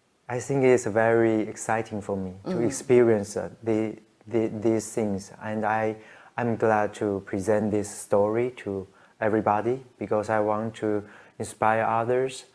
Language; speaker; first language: English; non-native, learner; Chinese